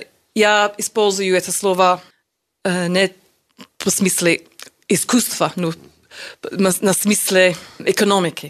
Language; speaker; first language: Russian; non-native, learner; English